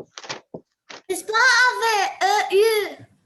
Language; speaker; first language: French; non-native, learner; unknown